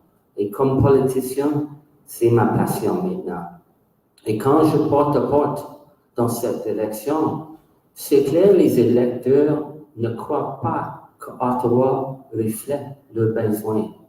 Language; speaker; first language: French; non-native, local second language; English